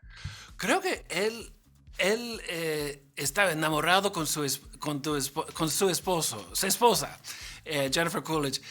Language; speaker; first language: Spanish; non-native, learner; English